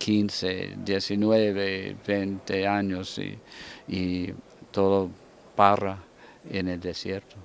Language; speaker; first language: Spanish; non-native, fluent; English